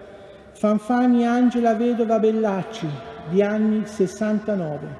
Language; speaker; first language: Italian; native; Italian